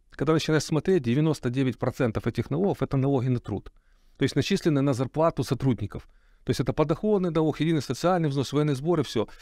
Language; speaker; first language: Russian; native; Russian